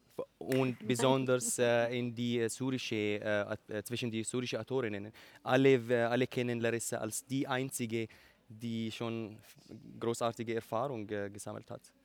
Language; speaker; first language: German; non-native, learner; Arabic